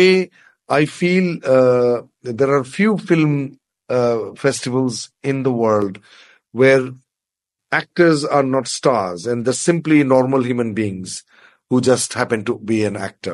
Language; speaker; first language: English; non-native, local second language; Assamese